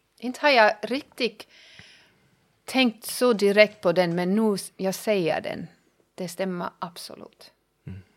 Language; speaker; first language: Swedish; non-native, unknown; German